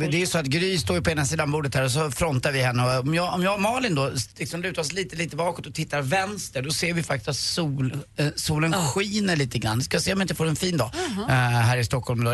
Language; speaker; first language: Swedish; native; Swedish